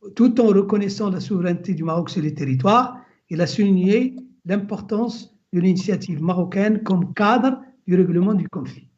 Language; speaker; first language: French; non-native, local second language; Arabic